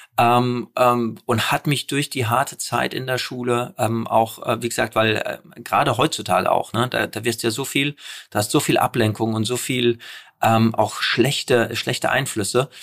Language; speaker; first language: German; early bilingual, other home language; Polish